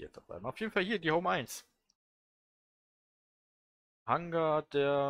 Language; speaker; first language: German; native; German